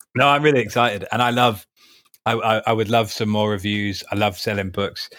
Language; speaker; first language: English; native; English